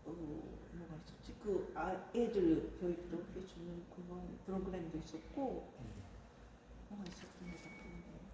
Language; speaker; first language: Korean; non-native, fluent; Japanese